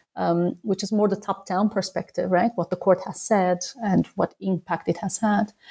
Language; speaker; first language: English; non-native, fluent; Turkish